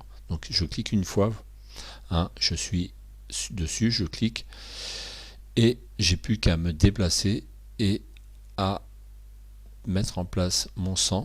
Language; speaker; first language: French; native; French